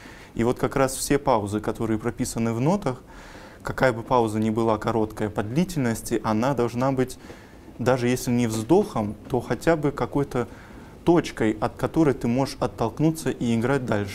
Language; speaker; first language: Russian; native; Russian